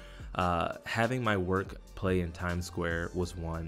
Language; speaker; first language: English; native; English